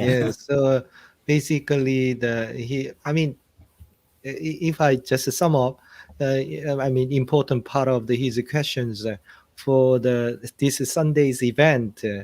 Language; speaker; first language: English; non-native, fluent; Korean